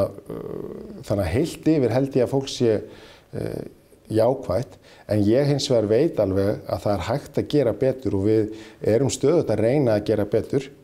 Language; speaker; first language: Icelandic; native; Icelandic